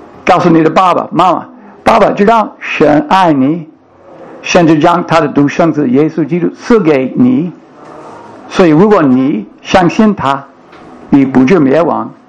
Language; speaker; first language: Chinese; non-native, fluent; English